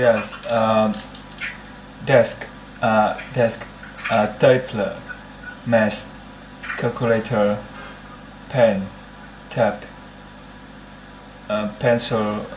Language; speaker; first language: English; non-native, learner; Vietnamese